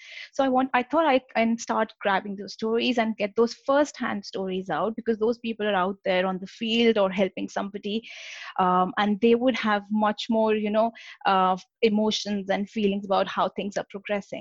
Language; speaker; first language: English; non-native, local second language; Hindi